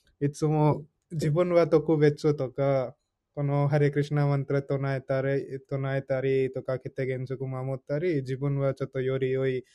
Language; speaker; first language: Japanese; non-native, fluent; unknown